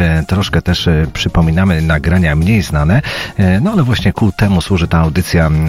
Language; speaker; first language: Polish; native; Polish